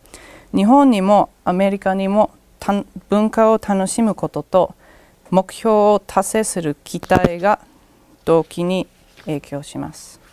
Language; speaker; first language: Japanese; non-native, learner; English